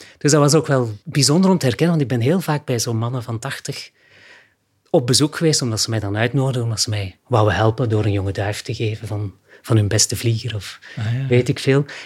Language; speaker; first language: Dutch; native; Dutch